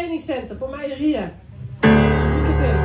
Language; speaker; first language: Norwegian; non-native, fluent; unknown